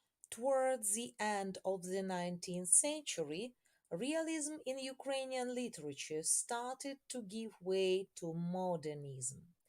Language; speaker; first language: English; non-native, fluent; Ukrainian